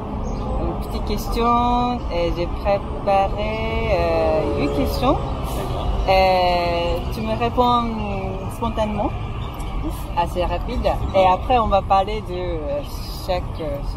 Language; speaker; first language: French; non-native, fluent; Japanese